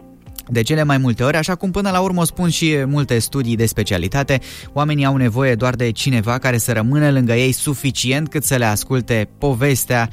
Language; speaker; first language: Romanian; native; Romanian